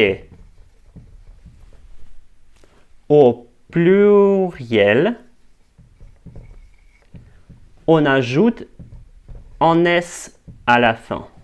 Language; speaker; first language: French; non-native, fluent; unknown